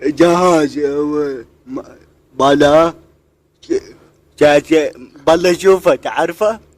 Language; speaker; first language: Arabic; native; Arabic